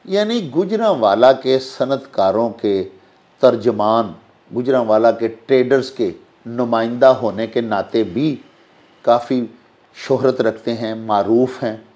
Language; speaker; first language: Urdu; non-native, local second language; Punjabi